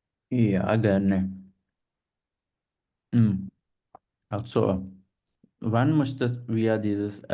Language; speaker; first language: German; non-native, learner; Punjabi